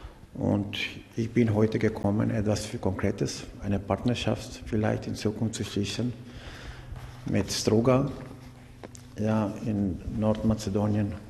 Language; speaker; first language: German; non-native, fluent; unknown